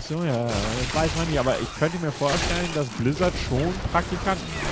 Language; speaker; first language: German; native; German